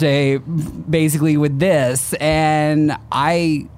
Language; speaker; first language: English; native; English